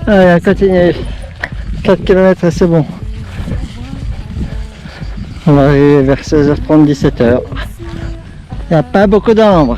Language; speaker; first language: French; native; French